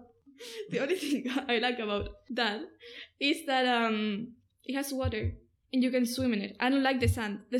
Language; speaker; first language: English; non-native, fluent; Spanish